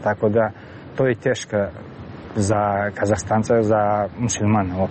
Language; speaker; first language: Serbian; non-native, learner; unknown